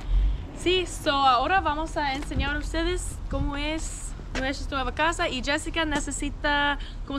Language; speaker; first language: Spanish; non-native, learner; English